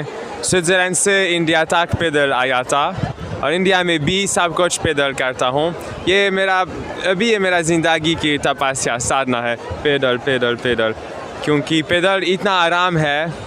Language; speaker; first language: Hindi; non-native, learner; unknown